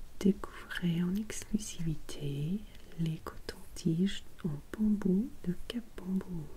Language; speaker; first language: French; non-native, fluent; English